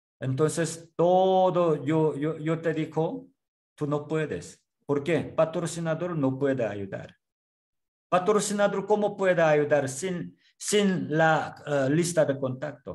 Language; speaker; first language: Spanish; non-native, learner; Korean